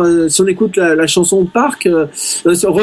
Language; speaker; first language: French; native; French